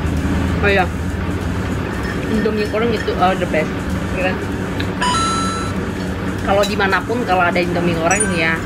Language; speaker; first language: Indonesian; non-native, fluent; Korean